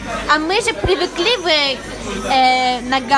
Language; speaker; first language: Russian; non-native, learner; German